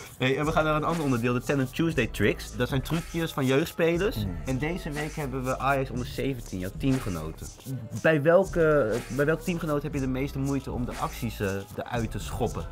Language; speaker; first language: Dutch; native; Dutch